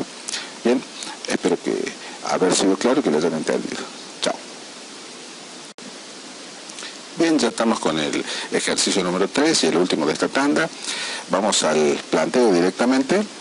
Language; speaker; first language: Spanish; native; Spanish